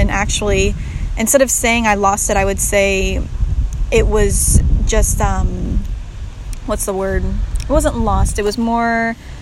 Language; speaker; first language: English; native; English